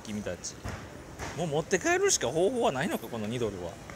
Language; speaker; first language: Japanese; native; Japanese